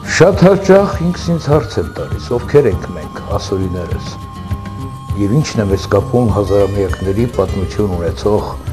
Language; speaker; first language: Armenian; non-native, local second language; Assyrian Neo-Aramaic